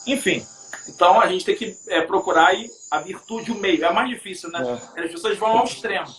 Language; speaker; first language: Portuguese; native; Portuguese